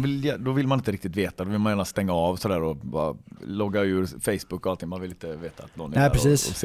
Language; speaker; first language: Swedish; native; Swedish